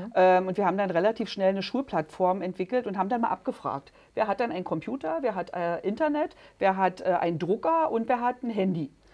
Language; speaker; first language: German; native; German